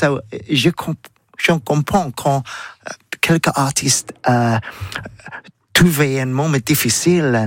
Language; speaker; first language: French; non-native, learner; English